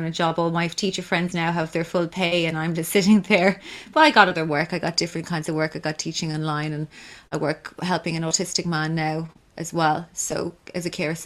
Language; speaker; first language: English; native; English